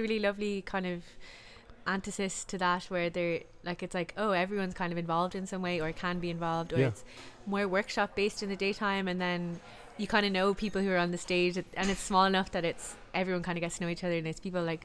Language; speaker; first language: English; native; English